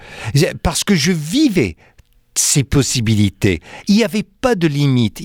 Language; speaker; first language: French; non-native, fluent; English